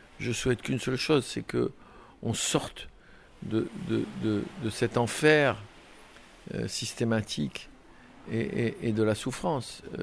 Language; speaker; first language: French; early bilingual, other home language; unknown